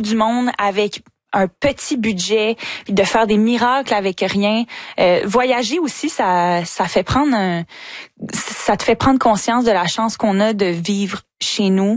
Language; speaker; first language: French; native; French